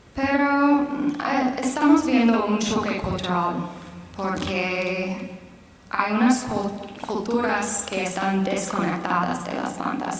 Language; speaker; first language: Spanish; non-native, fluent; English